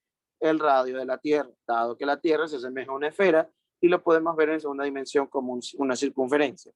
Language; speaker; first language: Spanish; native; Spanish